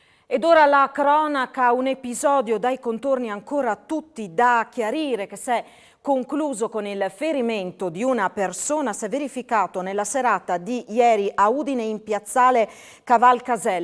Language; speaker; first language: Italian; native; Italian